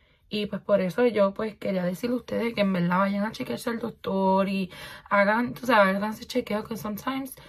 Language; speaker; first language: Spanish; early bilingual, heritage; Spanish